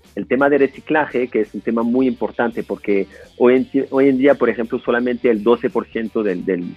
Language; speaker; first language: Spanish; non-native, fluent; French